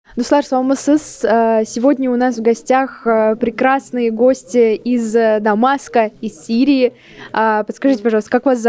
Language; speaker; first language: Russian; native; Russian